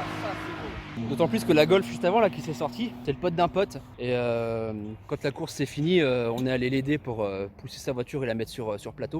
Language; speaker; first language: French; native; French